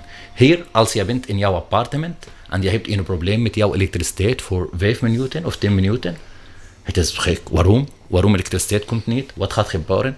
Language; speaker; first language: Dutch; non-native, learner; Arabic